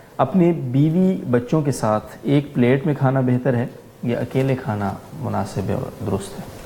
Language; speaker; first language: Urdu; native; Urdu